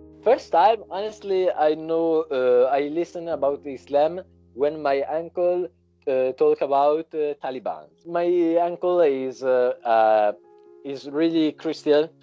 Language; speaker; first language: English; non-native, learner; Italian